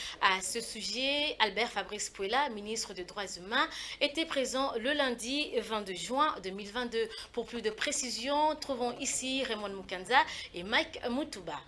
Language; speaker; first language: French; native; French